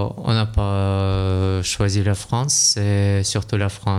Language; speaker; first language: French; non-native, fluent; Russian